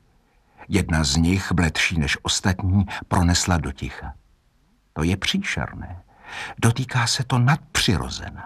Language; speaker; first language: Czech; native; Czech